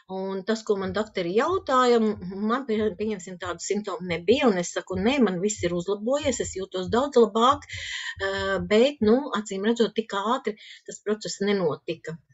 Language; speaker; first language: Latvian; native; Latvian